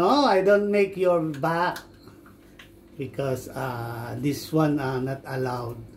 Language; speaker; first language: English; non-native, learner; Filipino